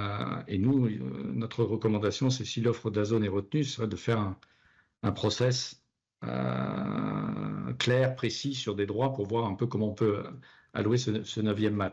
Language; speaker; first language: French; native; French